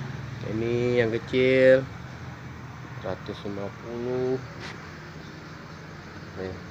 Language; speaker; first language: Indonesian; native; Indonesian